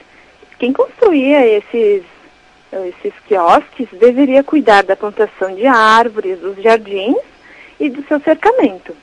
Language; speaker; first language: Portuguese; native; Portuguese